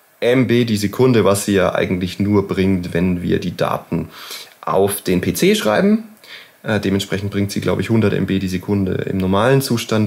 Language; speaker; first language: German; native; German